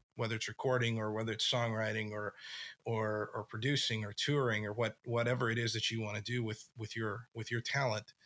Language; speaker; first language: English; native; English